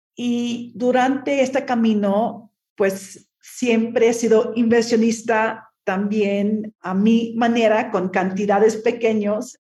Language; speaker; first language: Spanish; non-native, fluent; English